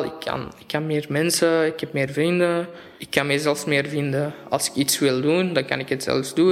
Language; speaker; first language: Dutch; non-native, fluent; Arabic